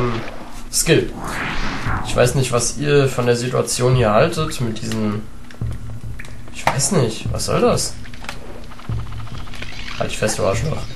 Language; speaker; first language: German; native; German